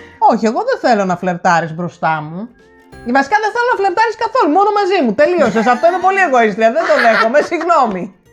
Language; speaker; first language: Greek; early bilingual, heritage; Greek